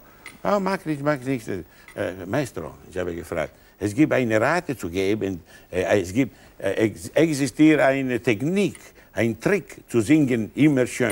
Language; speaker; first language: German; non-native, learner; Italian